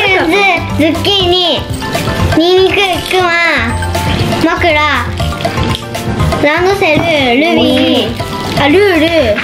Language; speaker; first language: Japanese; native; Japanese